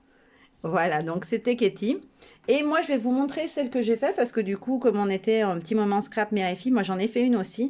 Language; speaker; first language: French; native; French